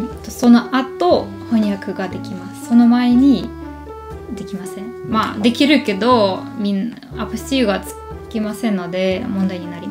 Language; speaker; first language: Japanese; non-native, learner; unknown